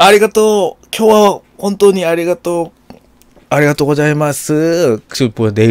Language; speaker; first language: Japanese; non-native, learner; Korean